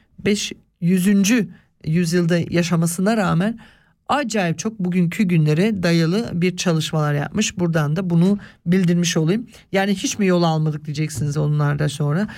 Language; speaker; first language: Turkish; early bilingual, other home language; Swiss German